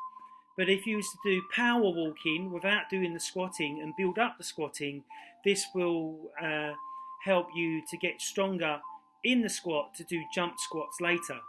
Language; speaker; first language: English; native; English